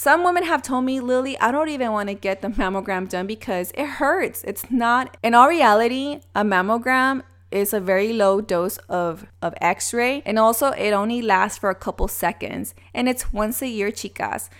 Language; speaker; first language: English; early bilingual, other home language; Spanish